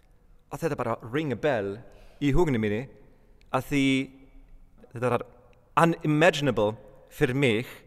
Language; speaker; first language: Icelandic; non-native, fluent; Polish